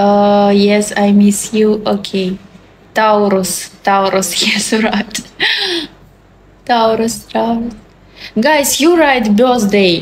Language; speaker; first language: English; non-native, learner; Russian